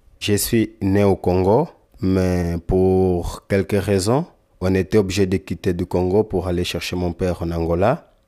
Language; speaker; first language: French; non-native, learner; Lingala